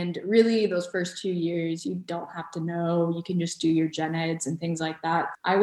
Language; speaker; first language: English; early bilingual, other home language; Bosnian